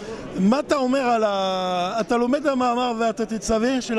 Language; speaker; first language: Hebrew; non-native, learner; French